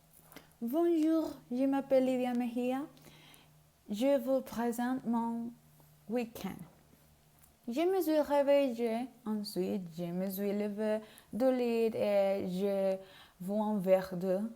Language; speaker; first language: French; non-native, learner; Spanish